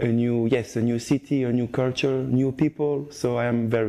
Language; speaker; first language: English; non-native, learner; French